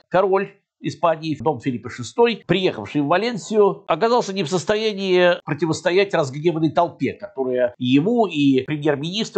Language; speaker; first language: Russian; native; Russian